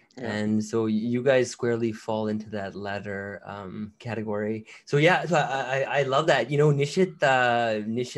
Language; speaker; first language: English; native; English